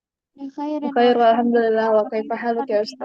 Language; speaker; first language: Arabic; non-native, learner; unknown